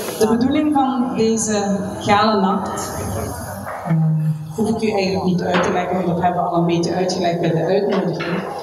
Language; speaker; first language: Dutch; native; Dutch